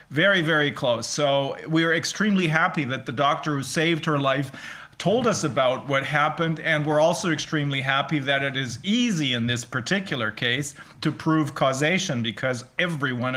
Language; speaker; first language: English; non-native, fluent; German